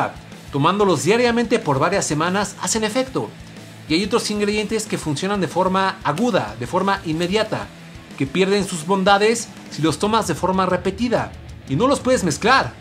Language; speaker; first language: Spanish; native; Spanish